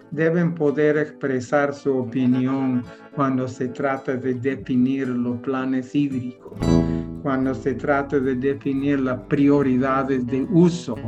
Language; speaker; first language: Spanish; non-native, fluent; English